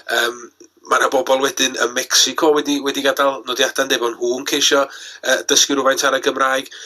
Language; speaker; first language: Welsh; native; Welsh